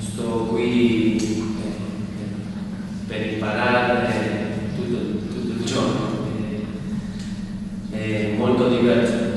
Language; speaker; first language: Italian; non-native, learner; Spanish